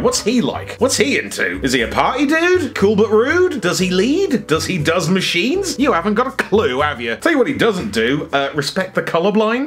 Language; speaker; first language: English; native; English